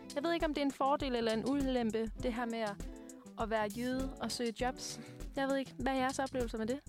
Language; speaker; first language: Danish; native; Danish